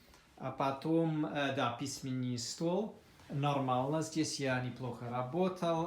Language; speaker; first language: Russian; non-native, fluent; English